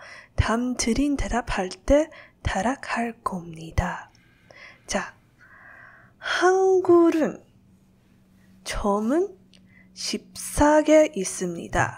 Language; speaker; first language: Korean; non-native, learner; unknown